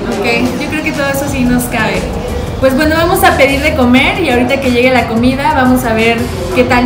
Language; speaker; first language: Spanish; native; Spanish